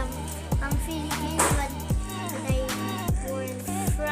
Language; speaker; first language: English; non-native, learner; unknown